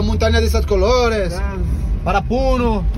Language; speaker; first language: Spanish; non-native, learner; French